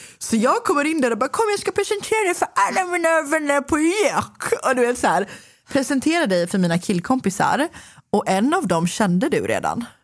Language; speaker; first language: Swedish; native; Swedish